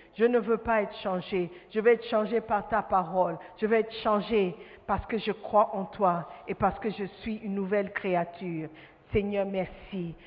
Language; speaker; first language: French; non-native, fluent; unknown